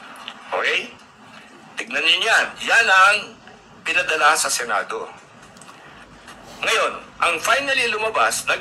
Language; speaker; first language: Filipino; native; Filipino